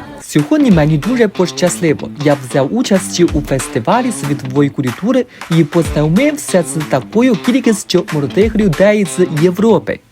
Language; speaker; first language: Ukrainian; non-native, fluent; Chinese